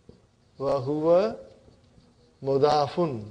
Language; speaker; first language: Arabic; non-native, fluent; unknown